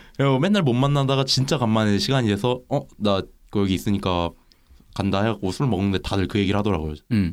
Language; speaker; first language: Korean; native; Korean